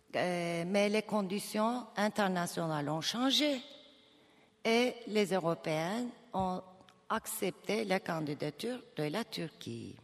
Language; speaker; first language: French; non-native, fluent; Turkish